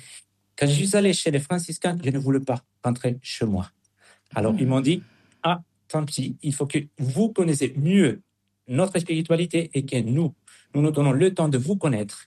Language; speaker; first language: French; non-native, fluent; Spanish